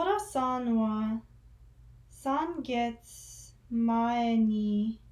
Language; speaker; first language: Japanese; non-native, learner; English